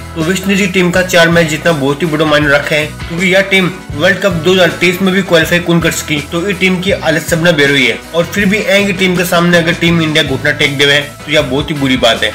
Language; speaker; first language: Hindi; native; Hindi